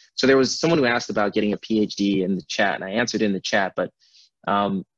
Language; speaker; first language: English; native; English